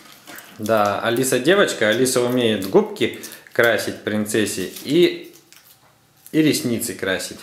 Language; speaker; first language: Russian; native; Russian